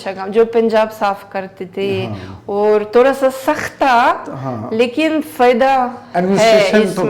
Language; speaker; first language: Hindi; non-native, learner; Greek